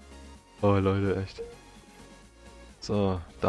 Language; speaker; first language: German; native; German